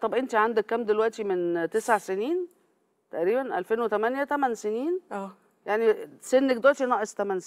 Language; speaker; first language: Arabic; native; Arabic